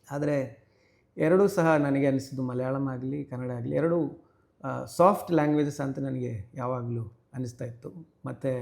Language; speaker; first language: Kannada; non-native, local second language; Malayalam